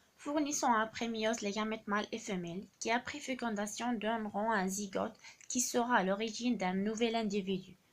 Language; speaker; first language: French; non-native, local second language; Arabic